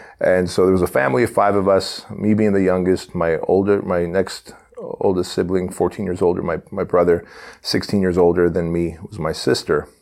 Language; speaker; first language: English; early bilingual, other home language; Armenian